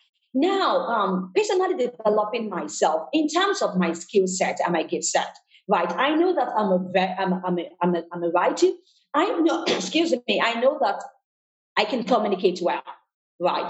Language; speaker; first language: English; non-native, local second language; Yoruba